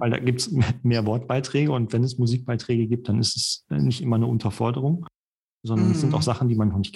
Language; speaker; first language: German; native; German